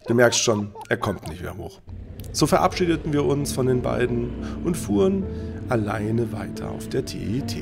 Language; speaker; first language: German; native; German